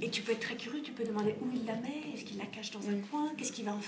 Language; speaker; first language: French; native; French